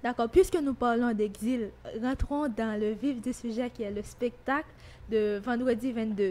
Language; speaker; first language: French; native; French